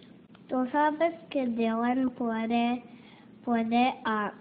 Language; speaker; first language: Spanish; early bilingual, heritage; Spanish